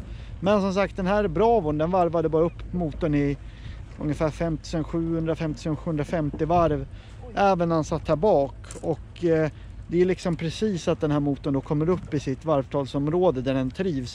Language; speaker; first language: Swedish; native; Swedish